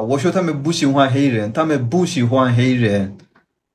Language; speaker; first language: Chinese; non-native, fluent; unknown